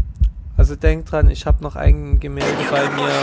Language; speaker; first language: German; native; German